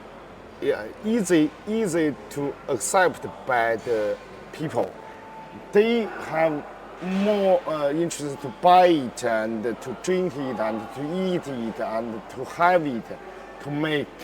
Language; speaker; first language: English; non-native, learner; Chinese